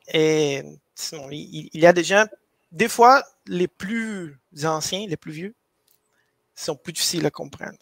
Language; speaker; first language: French; non-native, fluent; Portuguese